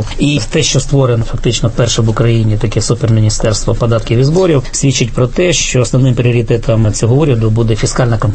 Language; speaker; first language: Ukrainian; native; Ukrainian